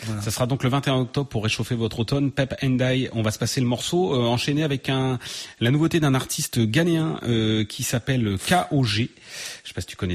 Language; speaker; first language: French; native; French